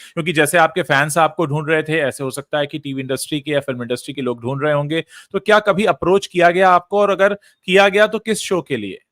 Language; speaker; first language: Hindi; native; Hindi